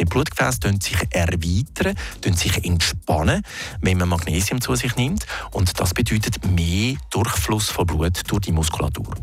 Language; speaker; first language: German; native; German